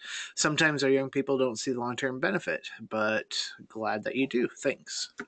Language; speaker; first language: English; native; English